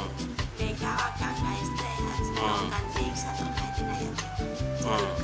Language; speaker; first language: Japanese; non-native, learner; Vietnamese